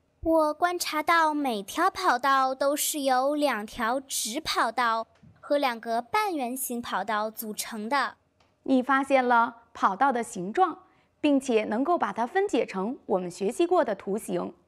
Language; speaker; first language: Chinese; native; Chinese